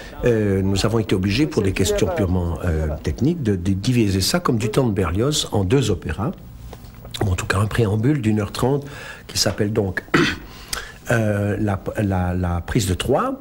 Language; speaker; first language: French; native; French